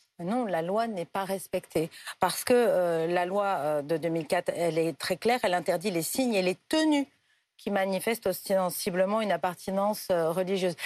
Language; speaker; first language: French; native; French